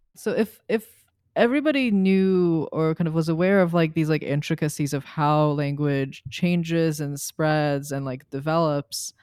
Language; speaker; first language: English; early bilingual, other home language; Serbian